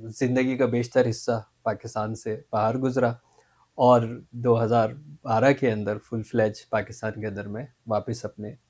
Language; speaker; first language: Urdu; native; Urdu